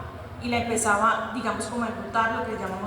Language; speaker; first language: Spanish; native; Spanish